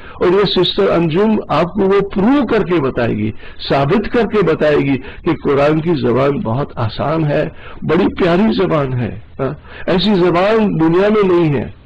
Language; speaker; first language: Urdu; non-native, local second language; Gujarati